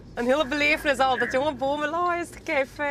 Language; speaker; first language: Dutch; native; Dutch